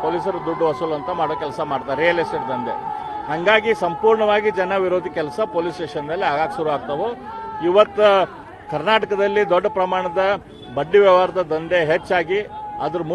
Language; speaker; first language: Kannada; native; Kannada